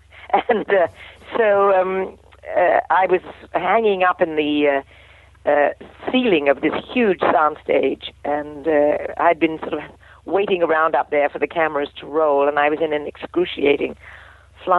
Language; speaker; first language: English; native; English